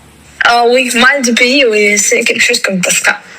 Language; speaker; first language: French; non-native, fluent; Russian